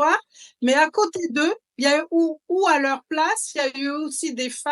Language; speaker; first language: French; native; French